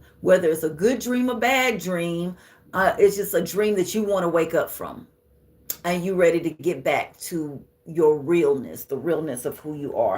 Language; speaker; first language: English; native; English